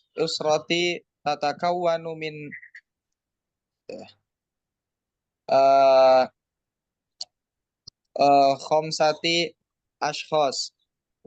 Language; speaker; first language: Arabic; non-native, learner; Indonesian